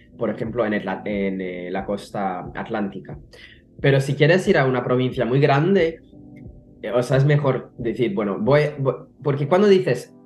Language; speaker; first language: Spanish; non-native, fluent; French